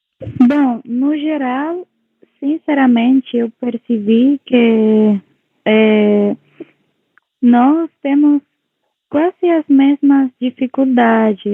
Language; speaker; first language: Portuguese; non-native, local second language; Spanish